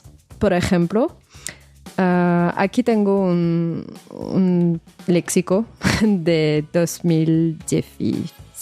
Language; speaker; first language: Spanish; non-native, fluent; French